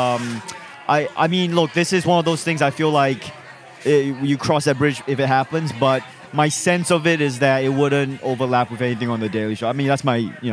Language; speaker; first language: English; non-native, local second language; Chinese